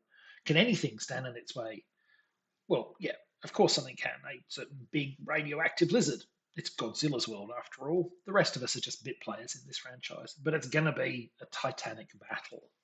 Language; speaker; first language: English; native; English